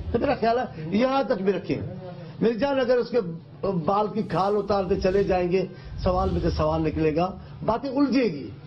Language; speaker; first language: Urdu; non-native, local second language; Sindhi